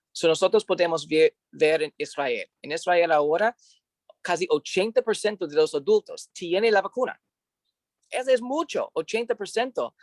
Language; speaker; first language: Spanish; non-native, learner; English